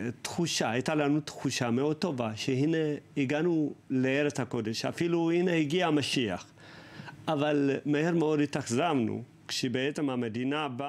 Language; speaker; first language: Hebrew; early bilingual, other home language; Amharic